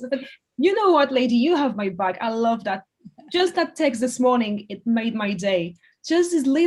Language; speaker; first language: English; non-native, fluent; French